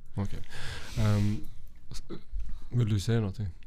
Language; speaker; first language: Swedish; early bilingual, other home language; Arabic